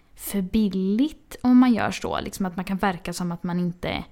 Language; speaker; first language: Swedish; non-native, fluent; Portuguese